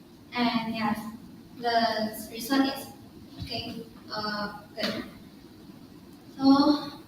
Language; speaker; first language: English; non-native, learner; Indonesian